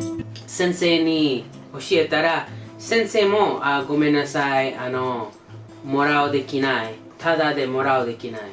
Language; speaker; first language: Japanese; non-native, learner; English